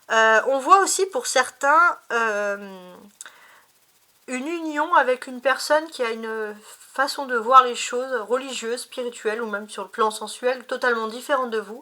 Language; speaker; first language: French; native; French